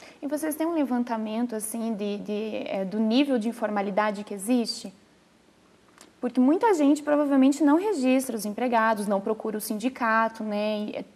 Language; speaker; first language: Portuguese; native; Portuguese